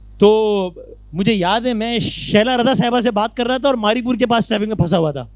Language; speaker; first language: Urdu; native; Urdu